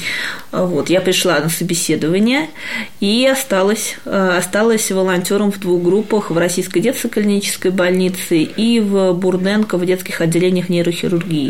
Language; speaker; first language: Russian; native; Russian